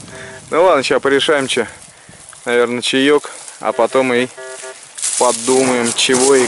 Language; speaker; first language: Russian; native; Russian